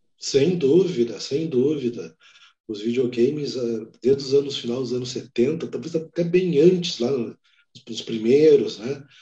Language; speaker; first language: Portuguese; native; Portuguese